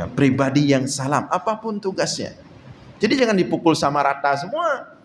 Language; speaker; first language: Malay; non-native, local second language; Achinese